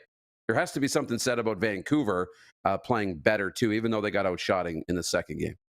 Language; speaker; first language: English; native; English